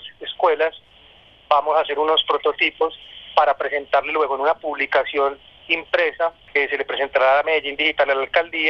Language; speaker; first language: Spanish; native; Spanish